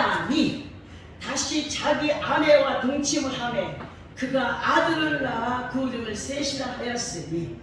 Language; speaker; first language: Korean; native; Korean